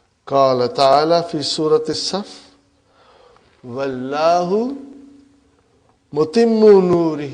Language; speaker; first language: Arabic; non-native, fluent; English